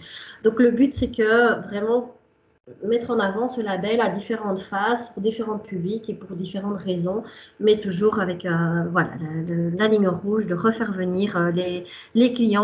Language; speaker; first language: French; native; French